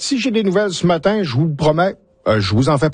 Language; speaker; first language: French; native; French